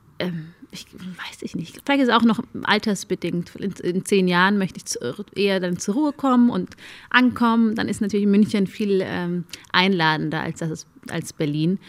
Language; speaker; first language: German; early bilingual, other home language; Amharic